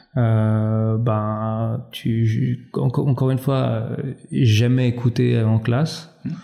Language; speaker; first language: French; early bilingual, other home language; Albanian